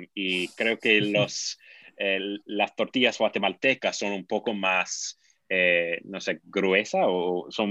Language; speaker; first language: Spanish; non-native, fluent; English